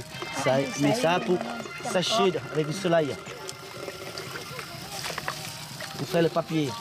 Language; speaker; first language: French; non-native, learner; Lao